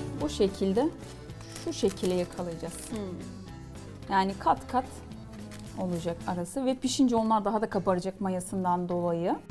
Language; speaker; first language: Turkish; native; Turkish